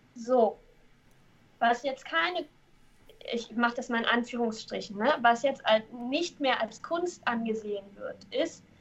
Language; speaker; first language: German; native; German